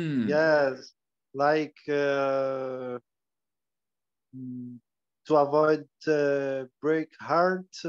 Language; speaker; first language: English; non-native, learner; Portuguese